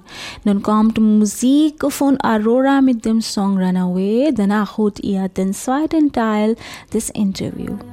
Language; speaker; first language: German; non-native, fluent; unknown